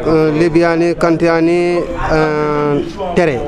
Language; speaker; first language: Italian; non-native, learner; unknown